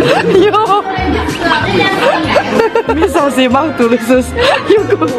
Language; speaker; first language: Finnish; non-native, learner; Chinese